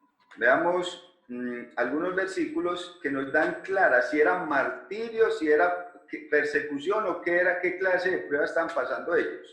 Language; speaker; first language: Spanish; native; Spanish